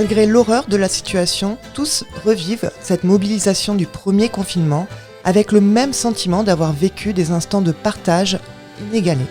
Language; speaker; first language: French; native; French